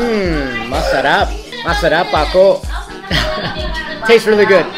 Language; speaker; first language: Filipino; non-native, learner; English